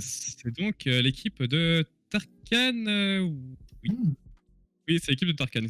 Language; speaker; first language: French; native; French